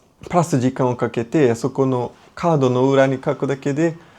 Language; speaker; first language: Japanese; non-native, fluent; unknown